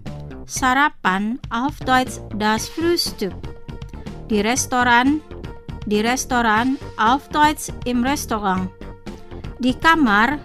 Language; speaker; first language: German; non-native, fluent; Indonesian